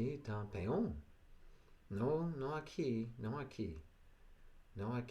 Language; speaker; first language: Spanish; non-native, learner; English